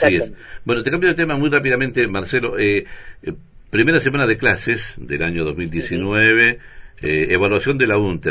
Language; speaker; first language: Spanish; native; Spanish